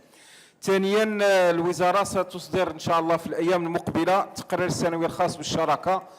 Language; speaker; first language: Arabic; native; Arabic